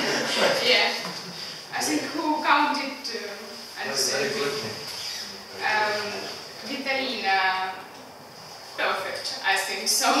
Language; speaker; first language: English; non-native, learner; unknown